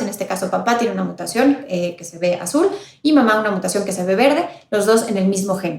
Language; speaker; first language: Spanish; native; Spanish